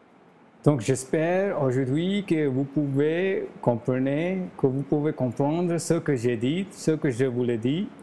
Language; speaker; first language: French; non-native, learner; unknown